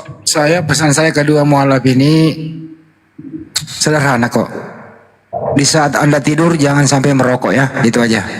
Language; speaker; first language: Indonesian; native; Indonesian